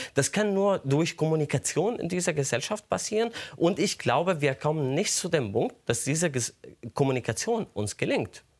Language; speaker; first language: German; non-native, fluent; Arabic